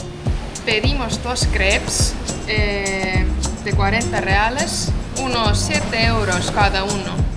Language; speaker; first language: Spanish; non-native, fluent; Estonian